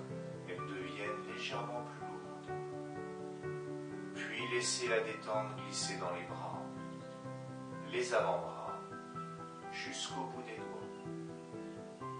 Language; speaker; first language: French; native; French